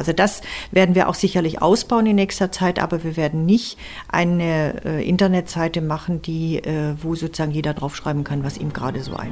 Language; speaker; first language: German; native; German